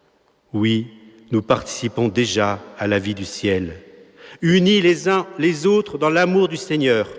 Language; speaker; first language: French; native; French